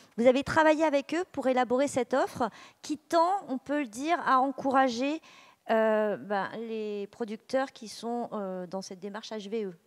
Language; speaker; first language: French; native; French